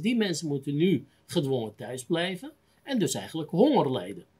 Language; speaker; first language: Dutch; native; Dutch